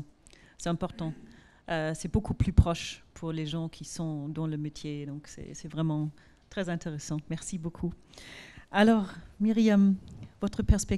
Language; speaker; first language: French; non-native, fluent; German